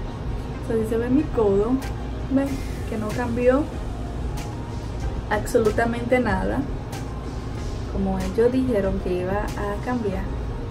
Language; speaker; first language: Spanish; early bilingual, heritage; Spanish